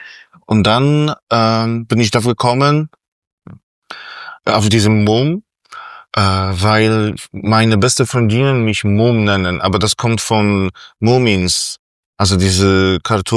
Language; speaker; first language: German; non-native, fluent; Polish